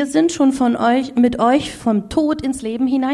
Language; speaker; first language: German; native; German